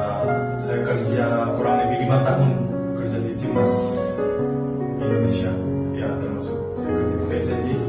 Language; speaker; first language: Indonesian; non-native, fluent; Korean